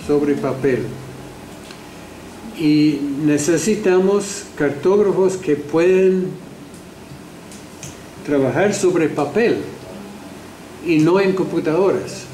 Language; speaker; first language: Spanish; non-native, fluent; English